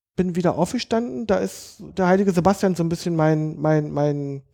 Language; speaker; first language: German; native; German